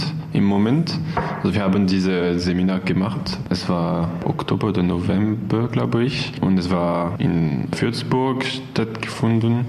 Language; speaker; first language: German; non-native, learner; French